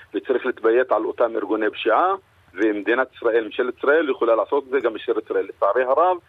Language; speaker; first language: Hebrew; non-native, local second language; Arabic